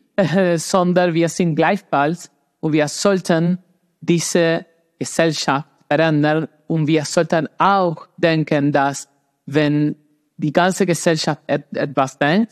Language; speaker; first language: German; non-native, learner; Spanish